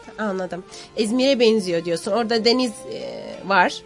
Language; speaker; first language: Turkish; native; Turkish